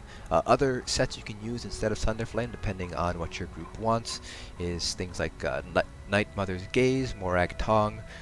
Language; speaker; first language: English; native; English